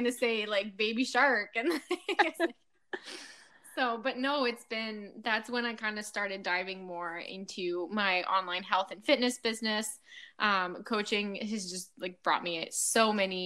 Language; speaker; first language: English; non-native, fluent; French